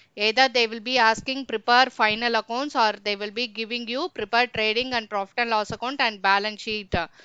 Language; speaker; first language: English; non-native, local second language; Tamil